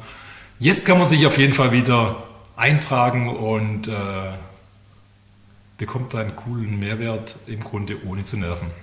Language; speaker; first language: German; native; German